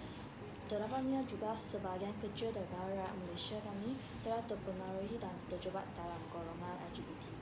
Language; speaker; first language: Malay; non-native, local second language; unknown